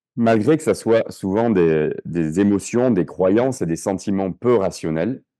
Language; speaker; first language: French; native; French